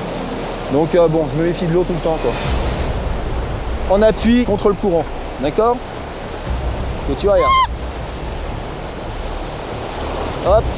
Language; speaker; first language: French; native; French